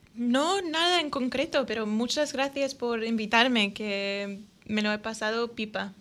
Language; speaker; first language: Spanish; non-native, fluent; English